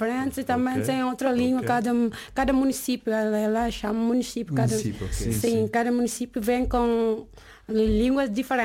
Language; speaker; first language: Portuguese; non-native, learner; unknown